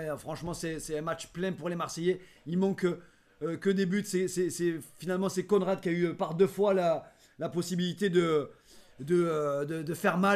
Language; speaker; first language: French; native; French